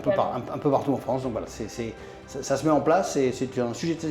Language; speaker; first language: French; native; French